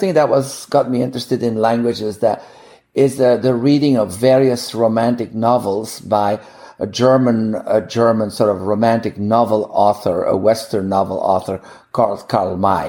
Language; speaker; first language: English; non-native, fluent; Dutch